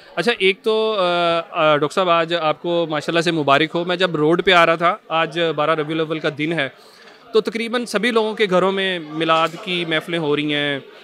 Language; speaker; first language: Urdu; non-native, local second language; Punjabi